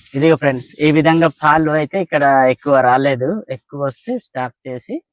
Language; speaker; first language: Telugu; non-native, local second language; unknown